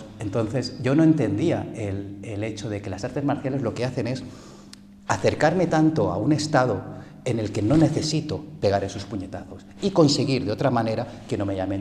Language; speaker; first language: Spanish; early bilingual, other home language; Korean